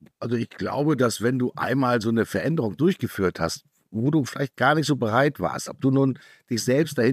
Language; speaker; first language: German; native; German